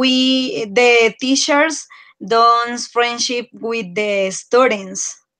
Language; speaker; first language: English; non-native, learner; Spanish